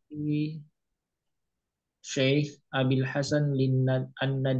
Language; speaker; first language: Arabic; non-native, learner; Indonesian